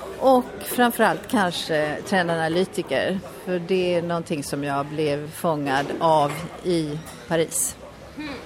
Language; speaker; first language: Swedish; native; Swedish